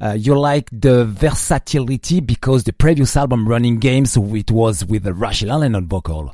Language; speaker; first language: English; non-native, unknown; French